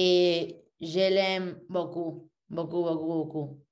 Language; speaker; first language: French; non-native, learner; Spanish